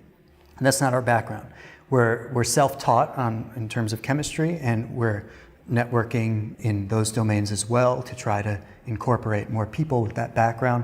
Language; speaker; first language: English; native; English